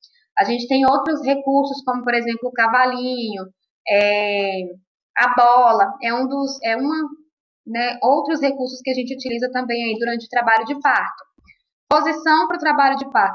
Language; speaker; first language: Portuguese; native; Portuguese